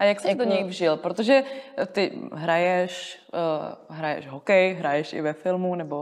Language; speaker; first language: Czech; native; Czech